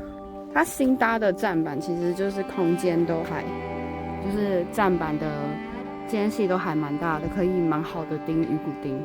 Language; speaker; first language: Chinese; native; Chinese